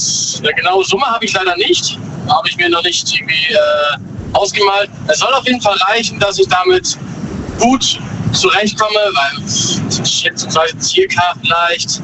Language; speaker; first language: German; native; German